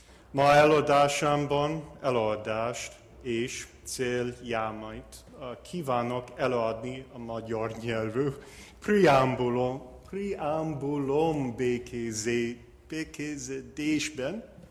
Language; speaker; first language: Hungarian; non-native, learner; English